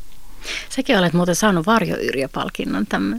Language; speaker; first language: Finnish; native; Finnish